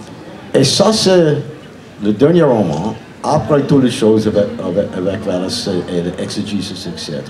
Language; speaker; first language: French; non-native, learner; English